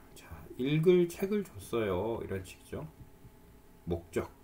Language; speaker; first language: Korean; native; Korean